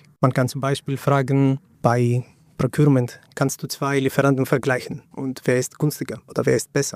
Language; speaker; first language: German; non-native, fluent; Greek